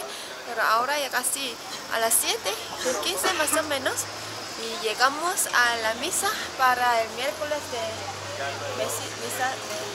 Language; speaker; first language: Spanish; non-native, learner; Korean